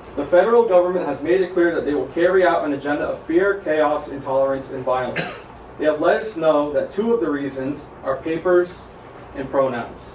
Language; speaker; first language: English; native; English